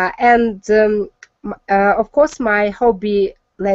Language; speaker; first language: English; non-native, learner; Russian